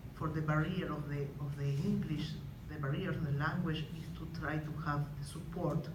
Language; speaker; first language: English; non-native, fluent; Spanish